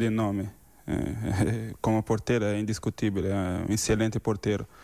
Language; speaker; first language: Spanish; non-native, learner; Portuguese